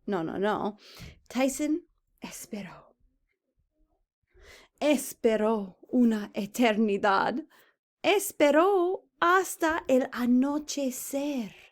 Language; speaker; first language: Spanish; non-native, fluent; English